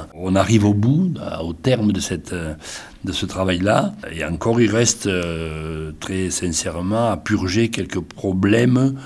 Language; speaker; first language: French; native; French